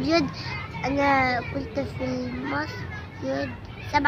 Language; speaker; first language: Arabic; non-native, learner; French